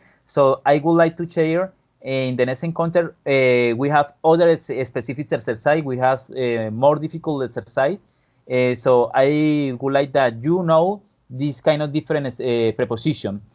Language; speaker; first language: English; non-native, fluent; Spanish